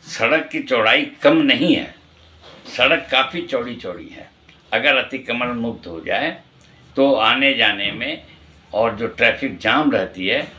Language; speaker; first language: Hindi; native; Hindi